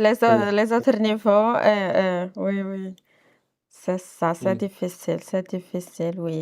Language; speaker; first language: French; non-native, local second language; Arabic